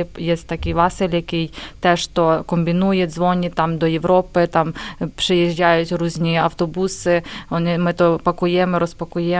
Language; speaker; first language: Polish; non-native, learner; Ukrainian